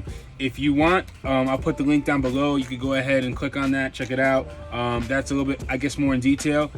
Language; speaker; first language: English; native; English